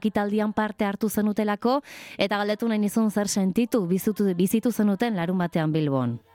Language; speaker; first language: Basque; native; Basque